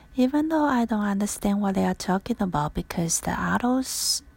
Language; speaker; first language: English; non-native, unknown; Min Nan Chinese